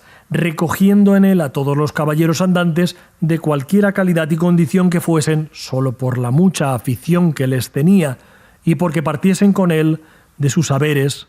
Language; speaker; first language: Spanish; native; Spanish